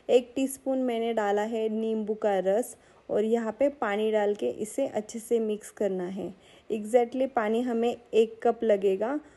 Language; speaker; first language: Hindi; non-native, local second language; Marathi